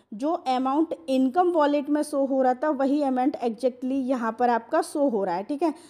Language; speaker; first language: Hindi; non-native, local second language; Marathi